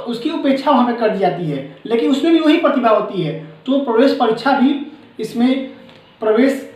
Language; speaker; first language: Hindi; native; Hindi